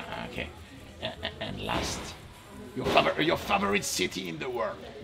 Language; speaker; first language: English; non-native, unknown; French